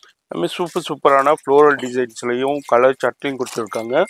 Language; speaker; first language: Tamil; native; Tamil